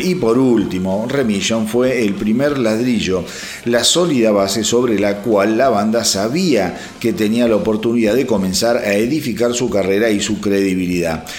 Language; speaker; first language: Spanish; native; Spanish